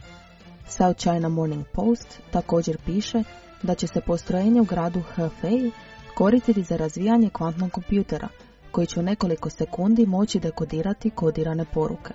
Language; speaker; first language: Croatian; native; Croatian